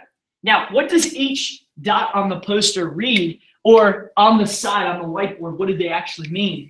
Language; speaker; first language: English; native; English